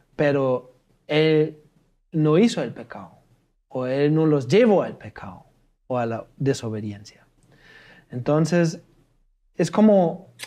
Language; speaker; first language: Spanish; non-native, fluent; German